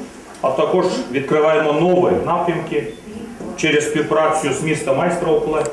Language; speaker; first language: Ukrainian; non-native, fluent; Latvian